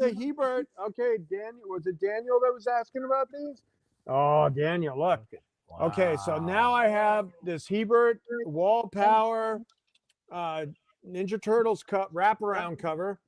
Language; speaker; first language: English; native; English